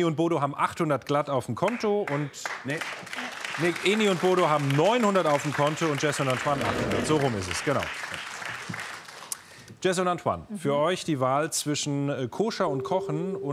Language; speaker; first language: German; native; German